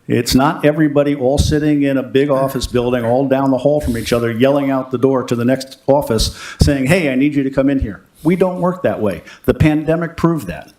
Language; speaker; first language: English; native; English